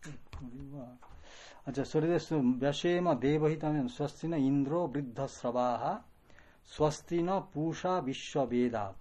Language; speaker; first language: Japanese; non-native, fluent; Bangla